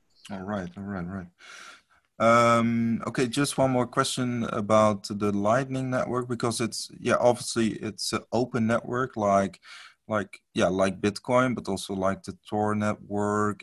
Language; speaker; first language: English; non-native, fluent; Dutch